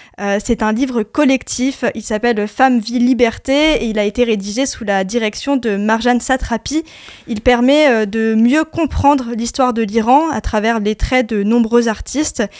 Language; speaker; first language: French; native; French